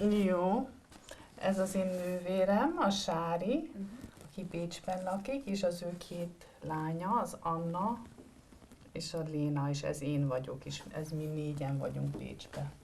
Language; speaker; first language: Hungarian; early bilingual, heritage; Hungarian